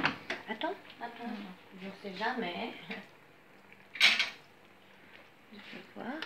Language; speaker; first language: French; non-native, fluent; Arabic